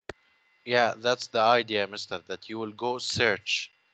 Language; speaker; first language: English; non-native, learner; Arabic